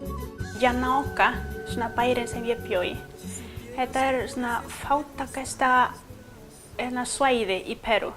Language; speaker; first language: Icelandic; non-native, fluent; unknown